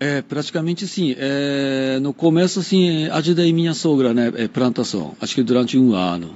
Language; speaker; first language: Portuguese; non-native, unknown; Japanese